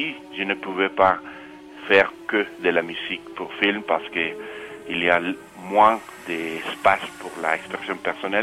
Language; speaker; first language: French; non-native, fluent; Spanish